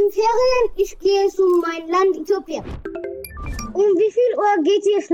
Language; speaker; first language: German; non-native, learner; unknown